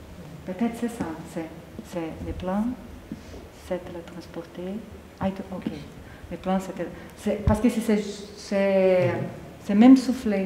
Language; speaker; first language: French; non-native, fluent; Portuguese